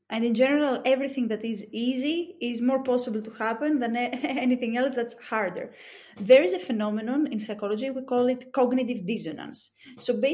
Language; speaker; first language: English; non-native, fluent; Greek